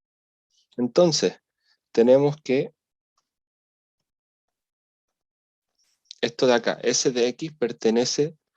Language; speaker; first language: Spanish; native; Spanish